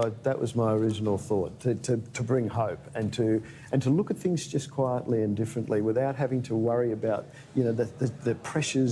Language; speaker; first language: English; native; English